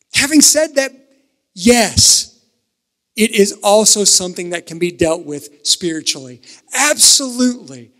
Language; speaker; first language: English; native; English